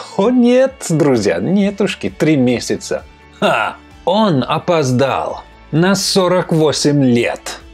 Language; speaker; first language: Russian; non-native, fluent; English